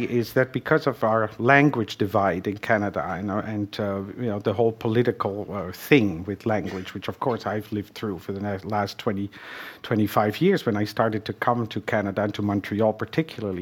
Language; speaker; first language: English; non-native, fluent; Dutch